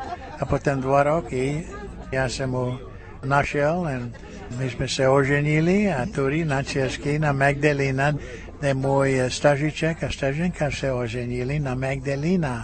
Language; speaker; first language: Czech; early bilingual, heritage; Czech